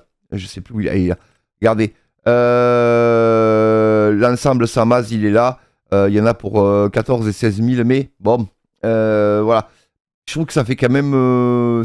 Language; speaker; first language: French; native; French